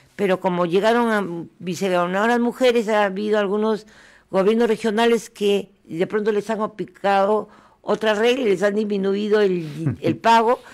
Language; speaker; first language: Spanish; native; Spanish